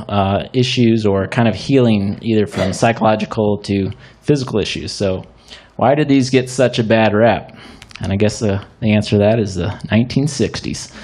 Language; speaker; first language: English; native; English